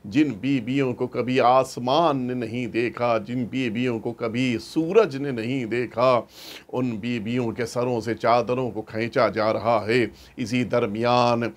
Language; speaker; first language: Urdu; native; Urdu